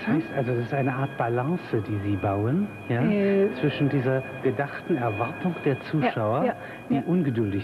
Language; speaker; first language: German; native; German